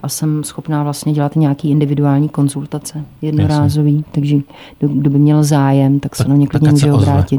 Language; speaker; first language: Czech; native; Czech